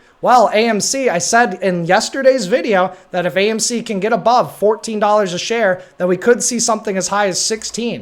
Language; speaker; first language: English; native; English